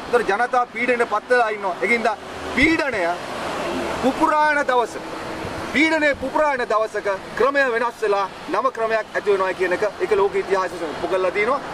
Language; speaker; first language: Sinhala; native; Sinhala